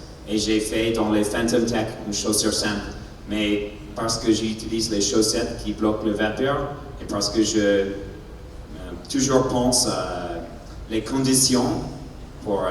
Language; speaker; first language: French; non-native, learner; English